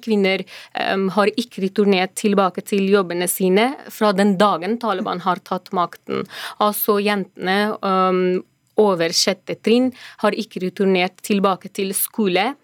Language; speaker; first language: Norwegian; non-native, fluent; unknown